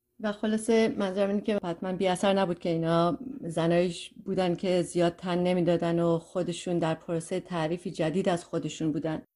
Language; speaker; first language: Persian; early bilingual, heritage; Persian